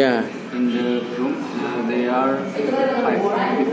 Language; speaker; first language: English; non-native, learner; Indonesian